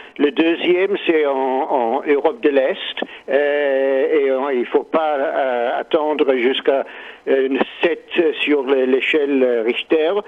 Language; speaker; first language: French; non-native, learner; English